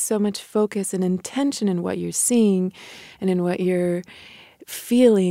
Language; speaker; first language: English; non-native, fluent; Spanish